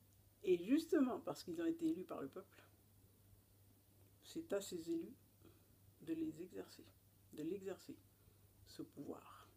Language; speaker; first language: French; non-native, local second language; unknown